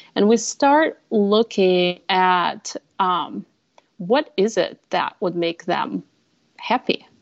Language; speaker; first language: English; non-native, fluent; Russian